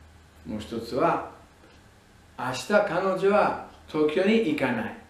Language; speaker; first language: Japanese; non-native, fluent; English